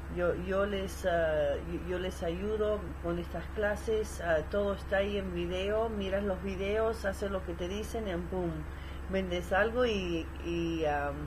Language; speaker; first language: Spanish; early bilingual, heritage; Spanish